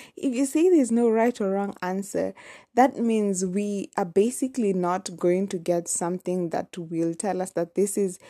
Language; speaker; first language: English; non-native, local second language; Kamba